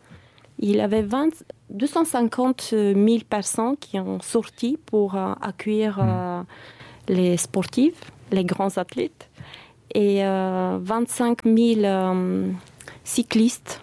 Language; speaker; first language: French; non-native, fluent; Bulgarian